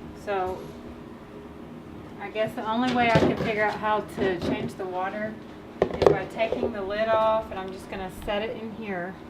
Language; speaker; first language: English; native; English